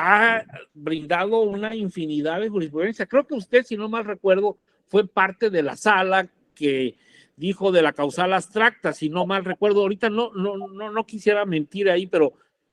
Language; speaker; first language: Spanish; native; Spanish